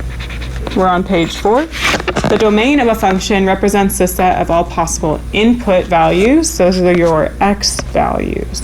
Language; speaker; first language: English; native; English